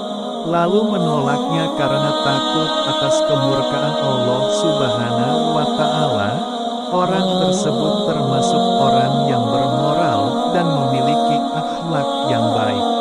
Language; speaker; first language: Indonesian; native; Indonesian